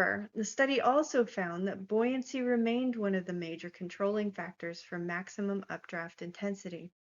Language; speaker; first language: English; native; English